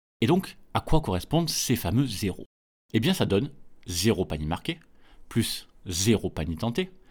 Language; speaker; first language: French; native; French